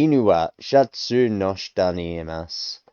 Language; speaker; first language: Japanese; non-native, learner; English